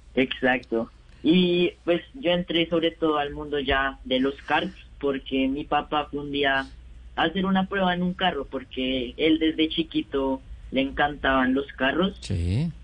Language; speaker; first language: Spanish; native; Spanish